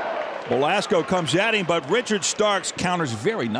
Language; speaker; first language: English; native; English